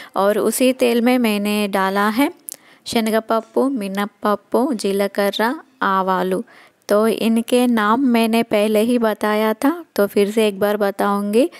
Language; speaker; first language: Hindi; non-native, local second language; Telugu